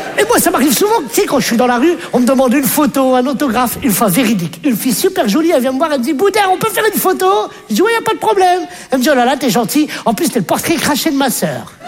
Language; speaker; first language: French; native; French